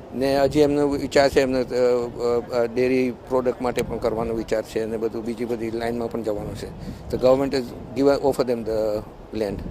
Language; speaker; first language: Gujarati; early bilingual, heritage; Gujarati